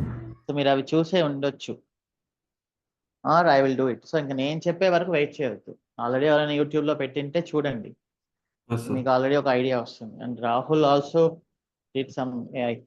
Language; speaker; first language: Telugu; native; Telugu